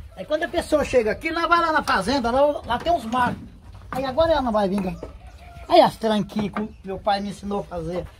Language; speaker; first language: Portuguese; native; Portuguese